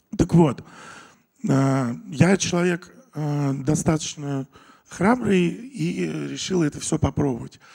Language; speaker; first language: Russian; native; Russian